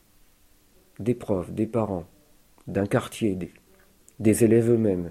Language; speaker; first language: French; native; French